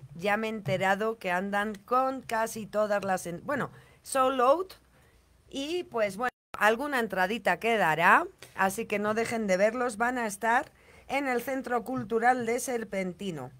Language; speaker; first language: Spanish; native; Spanish